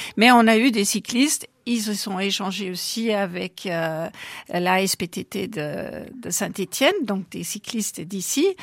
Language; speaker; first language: French; non-native, fluent; German